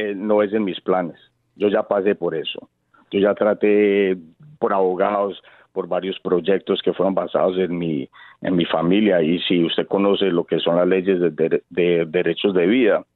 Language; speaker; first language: Spanish; early bilingual, heritage; Spanish